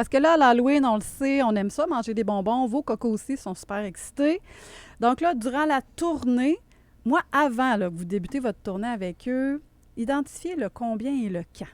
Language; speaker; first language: French; native; French